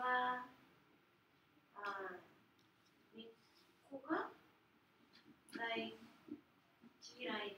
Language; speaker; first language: Japanese; non-native, learner; Spanish